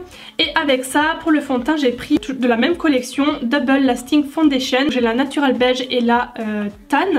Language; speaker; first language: French; native; French